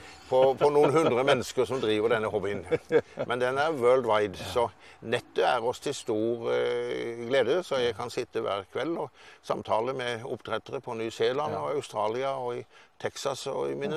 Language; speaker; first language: Norwegian; native; Norwegian